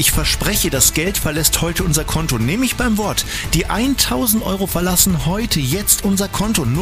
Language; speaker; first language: German; native; German